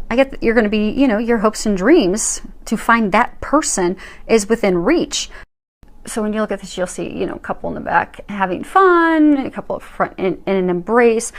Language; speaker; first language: English; native; English